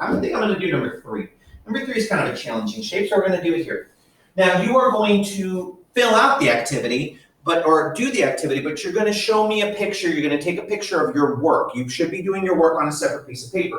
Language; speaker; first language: English; native; English